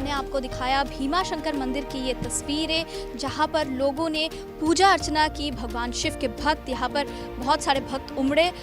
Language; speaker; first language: Hindi; non-native, local second language; Assamese